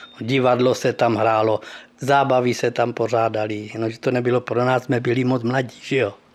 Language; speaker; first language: Czech; early bilingual, heritage; Czech